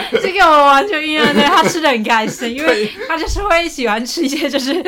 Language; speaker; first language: Chinese; native; Chinese